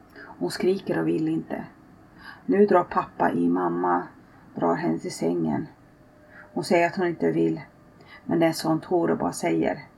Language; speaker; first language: Swedish; early bilingual, other home language; Finnish